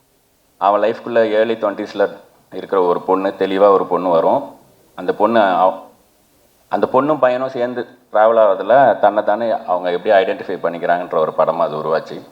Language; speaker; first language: Tamil; native; Tamil